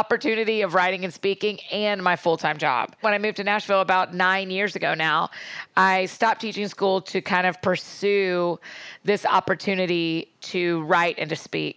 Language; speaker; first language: English; native; English